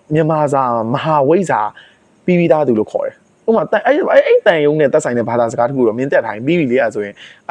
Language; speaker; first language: Burmese; native; Burmese